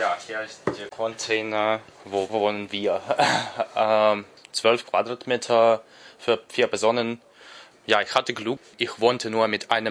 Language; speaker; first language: German; non-native, learner; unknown